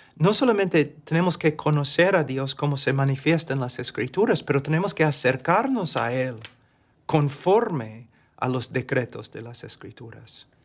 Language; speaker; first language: Spanish; non-native, fluent; English